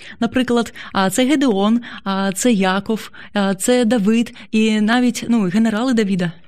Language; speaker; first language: Ukrainian; native; Ukrainian